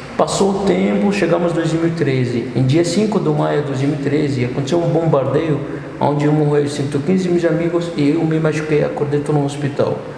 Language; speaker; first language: Portuguese; non-native, fluent; Arabic